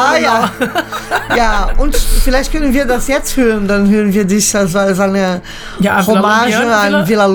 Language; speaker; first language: German; native; German